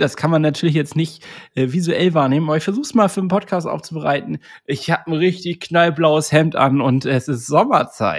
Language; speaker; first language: German; native; German